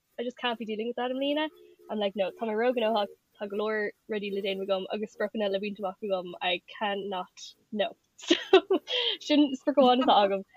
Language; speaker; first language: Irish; native; Irish